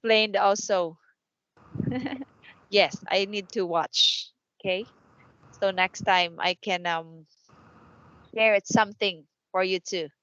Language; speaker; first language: English; non-native, fluent; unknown